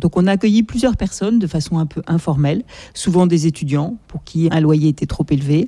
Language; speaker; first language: French; native; French